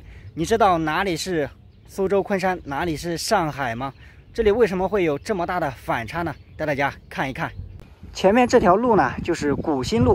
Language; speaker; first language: Chinese; native; Chinese